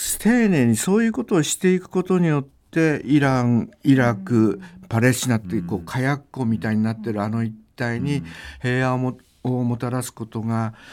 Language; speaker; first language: Japanese; native; Japanese